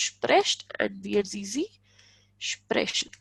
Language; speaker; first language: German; non-native, fluent; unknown